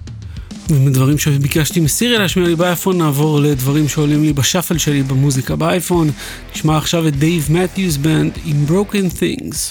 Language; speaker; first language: Hebrew; native; Hebrew